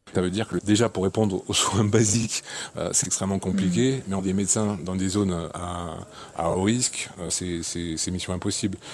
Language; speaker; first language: French; native; French